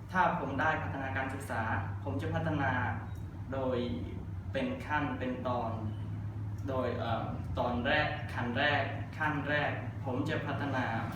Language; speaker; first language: Thai; non-native, learner; Khmer